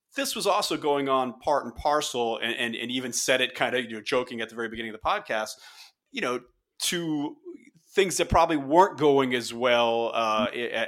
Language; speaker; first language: English; native; English